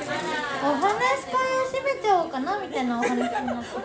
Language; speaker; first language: Japanese; native; Japanese